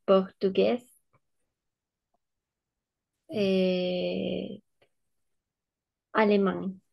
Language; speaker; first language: French; non-native, learner; Spanish